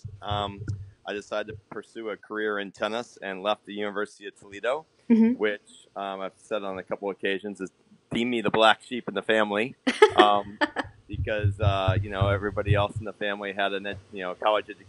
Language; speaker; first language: English; native; English